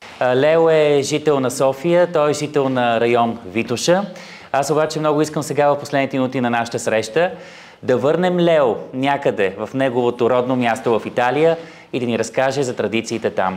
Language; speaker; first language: Bulgarian; native; Bulgarian